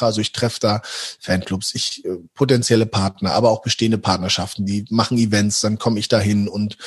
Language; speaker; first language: German; native; German